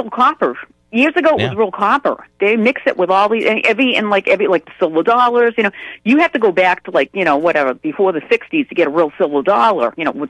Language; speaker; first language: English; native; English